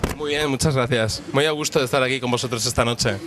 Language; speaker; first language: Spanish; native; Spanish